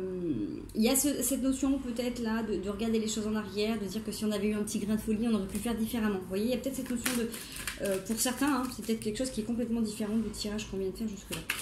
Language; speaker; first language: French; native; French